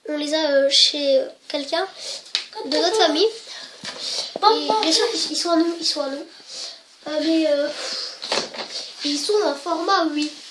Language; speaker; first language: French; native; French